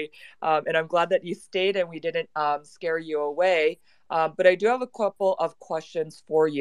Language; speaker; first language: English; native; English